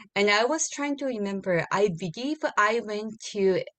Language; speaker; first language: English; non-native, learner; Japanese